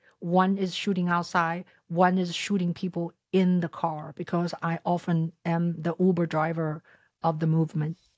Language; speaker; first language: English; non-native, fluent; Chinese